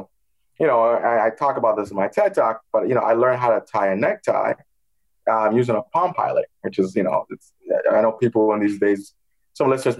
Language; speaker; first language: English; native; English